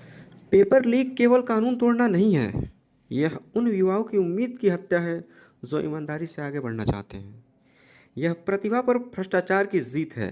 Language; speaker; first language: Hindi; native; Hindi